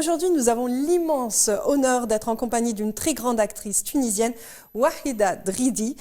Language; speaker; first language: French; native; French